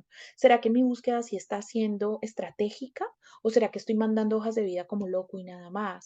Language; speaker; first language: Spanish; native; Spanish